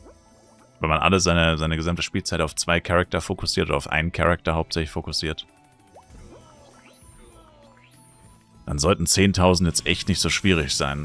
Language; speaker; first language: German; native; German